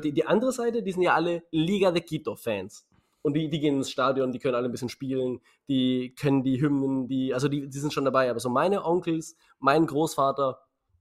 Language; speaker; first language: German; native; German